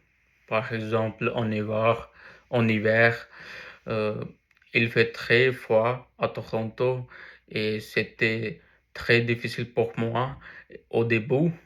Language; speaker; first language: French; non-native, learner; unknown